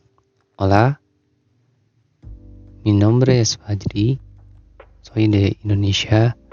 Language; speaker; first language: Spanish; non-native, learner; Indonesian